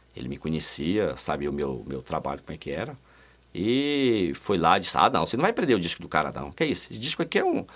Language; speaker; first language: Portuguese; native; Portuguese